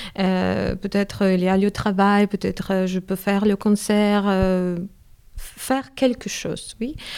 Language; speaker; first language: French; non-native, learner; Ukrainian